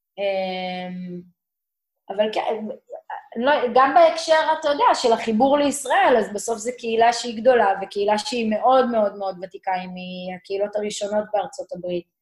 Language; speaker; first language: Hebrew; native; Hebrew